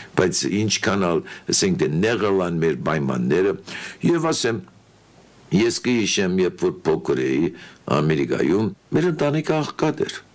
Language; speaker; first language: Armenian; early bilingual, heritage; Armenian